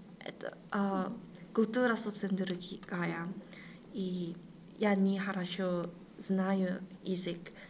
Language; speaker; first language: Russian; non-native, learner; Korean